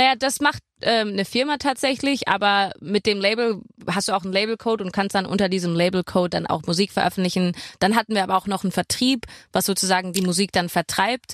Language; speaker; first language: German; non-native, fluent; English